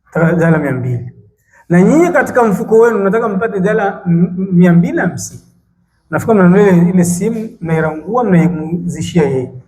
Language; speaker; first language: Swahili; native; Swahili